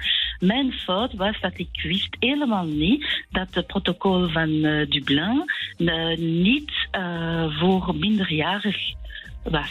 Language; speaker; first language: Dutch; non-native, local second language; French